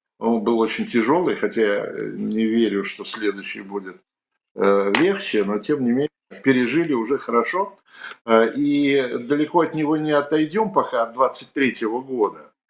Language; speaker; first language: Russian; native; Russian